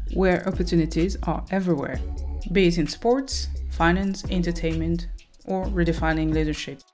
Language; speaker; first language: English; non-native, fluent; Rundi